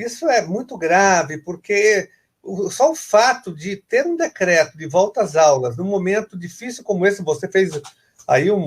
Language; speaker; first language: Portuguese; native; Portuguese